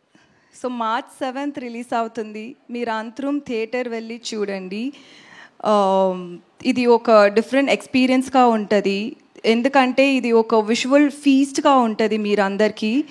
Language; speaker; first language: Telugu; non-native, learner; Tamil